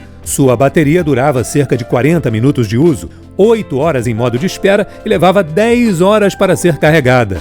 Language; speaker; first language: Portuguese; native; Portuguese